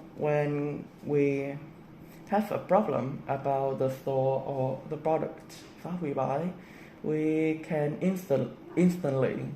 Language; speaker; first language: English; non-native, learner; Vietnamese